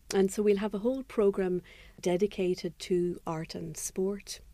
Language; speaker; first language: English; native; English